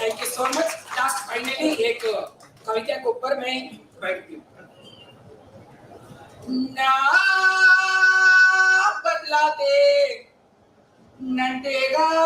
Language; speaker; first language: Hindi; non-native, local second language; Tamil